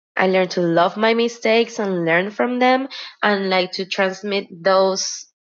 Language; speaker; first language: English; non-native, fluent; Spanish